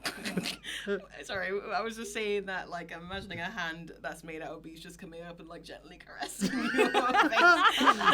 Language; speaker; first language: English; native; English